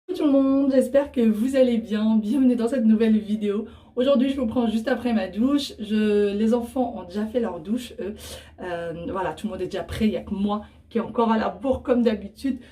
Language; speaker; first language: French; early bilingual, other home language; Arabic